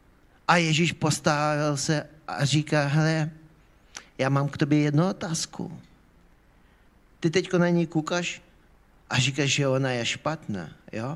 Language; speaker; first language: Czech; non-native, fluent; Ukrainian